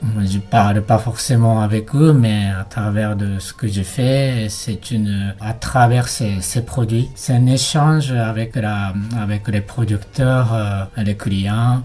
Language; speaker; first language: French; non-native, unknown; Japanese